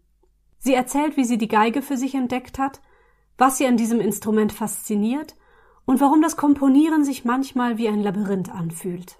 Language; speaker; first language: German; native; German